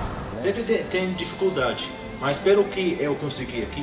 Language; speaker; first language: Portuguese; non-native, fluent; Arabic